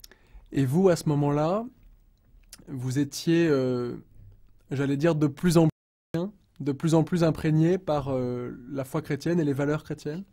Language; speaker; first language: French; native; French